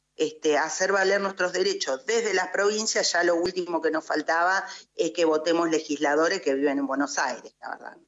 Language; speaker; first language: Spanish; native; Spanish